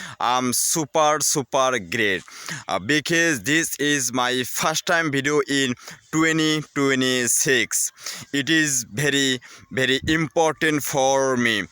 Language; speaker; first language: English; non-native, learner; Bangla